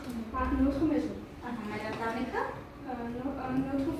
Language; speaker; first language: French; non-native, learner; Armenian